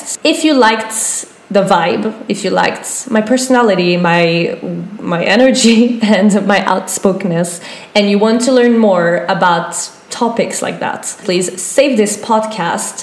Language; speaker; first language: English; non-native, fluent; French